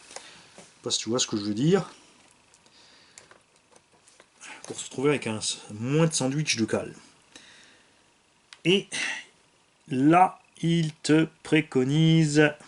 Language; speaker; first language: French; native; French